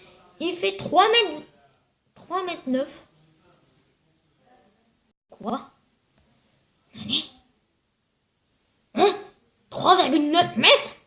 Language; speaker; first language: French; native; French